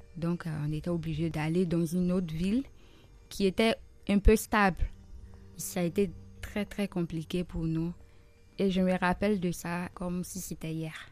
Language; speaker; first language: French; non-native, local second language; Soninke